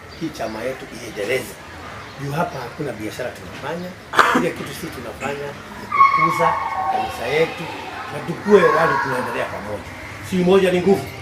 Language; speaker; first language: Swahili; non-native, local second language; Kikuyu